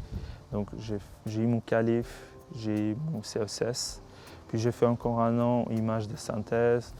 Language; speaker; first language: French; non-native, fluent; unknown